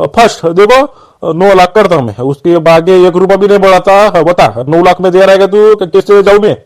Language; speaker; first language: Hindi; non-native, local second language; Marathi